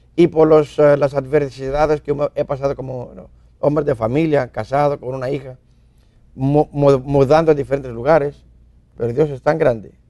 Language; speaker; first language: Spanish; non-native, fluent; Greek